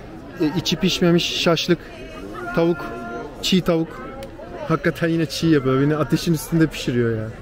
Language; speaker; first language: Turkish; native; Turkish